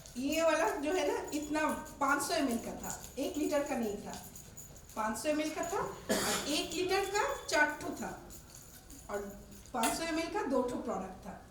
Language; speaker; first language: Hindi; non-native, local second language; Bangla